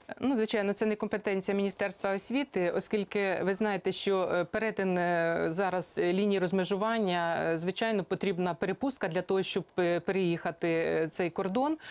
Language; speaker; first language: Ukrainian; native; Ukrainian